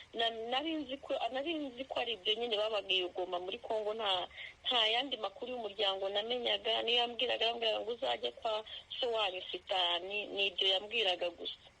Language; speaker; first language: Kinyarwanda; native; Kinyarwanda